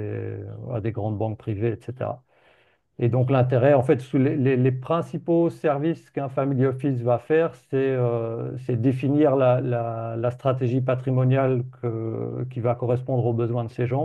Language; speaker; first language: French; native; French